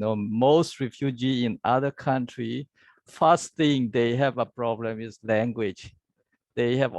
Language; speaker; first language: English; non-native, learner; Burmese